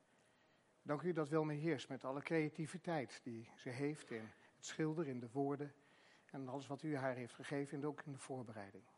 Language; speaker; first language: Dutch; native; Dutch